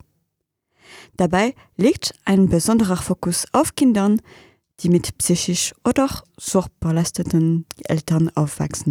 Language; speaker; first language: German; non-native, fluent; French